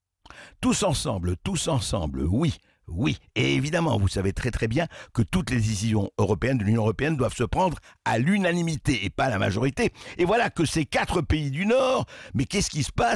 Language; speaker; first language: French; native; French